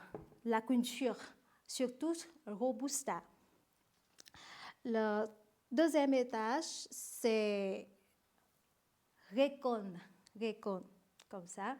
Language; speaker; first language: French; non-native, learner; Vietnamese